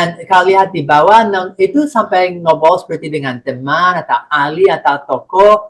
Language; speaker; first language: Indonesian; non-native, fluent; English